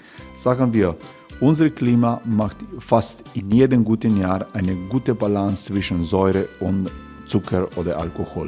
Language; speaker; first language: German; non-native, fluent; Croatian